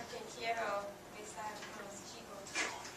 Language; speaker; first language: Spanish; non-native, learner; English